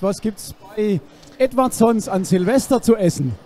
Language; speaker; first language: German; native; German